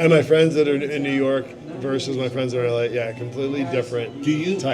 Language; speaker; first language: English; native; English